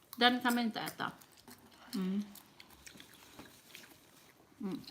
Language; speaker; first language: Swedish; non-native, learner; Thai